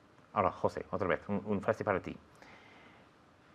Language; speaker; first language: Spanish; non-native, fluent; English